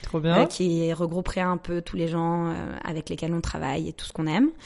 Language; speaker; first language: French; native; French